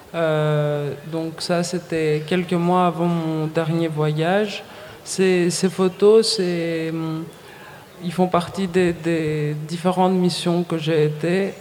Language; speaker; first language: French; non-native, fluent; Greek